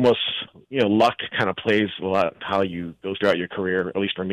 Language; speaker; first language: English; native; English